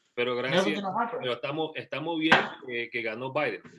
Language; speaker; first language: Spanish; early bilingual, heritage; Spanish